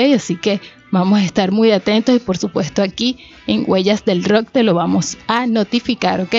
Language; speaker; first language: Spanish; native; Spanish